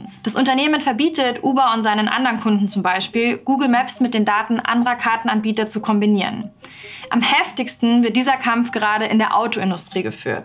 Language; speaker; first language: German; native; German